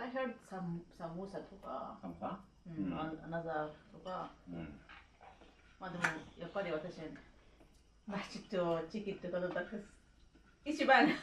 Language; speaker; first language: Japanese; non-native, learner; Arabic